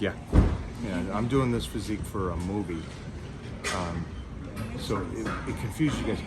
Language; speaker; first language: English; native; English